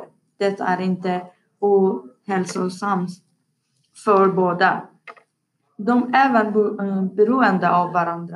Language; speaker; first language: Swedish; non-native, learner; Persian